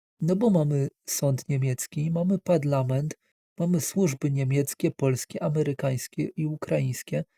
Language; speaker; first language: Polish; native; Polish